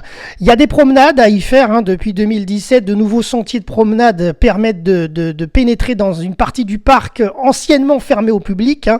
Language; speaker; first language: French; native; French